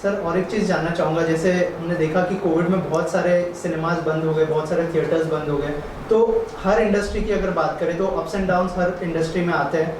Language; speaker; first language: Hindi; native; Hindi